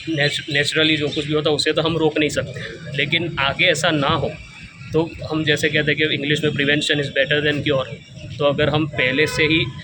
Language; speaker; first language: Hindi; non-native, local second language; Gujarati